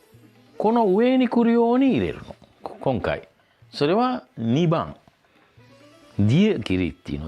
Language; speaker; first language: Japanese; non-native, fluent; Sinhala